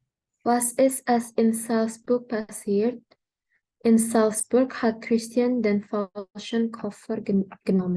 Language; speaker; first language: German; non-native, learner; Indonesian